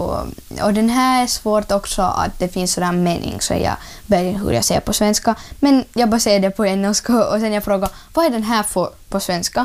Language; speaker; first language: Swedish; non-native, learner; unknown